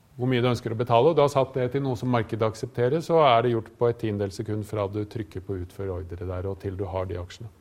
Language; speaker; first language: Norwegian; native; Norwegian